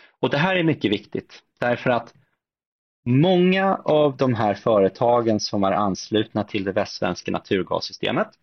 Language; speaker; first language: Swedish; native; Swedish